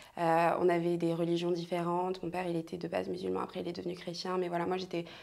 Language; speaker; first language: French; native; French